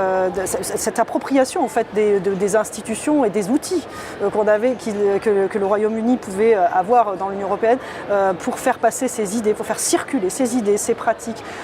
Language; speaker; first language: French; native; French